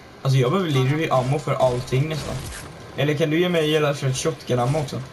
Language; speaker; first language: Swedish; native; Swedish